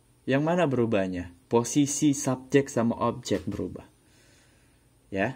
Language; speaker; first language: Indonesian; native; Indonesian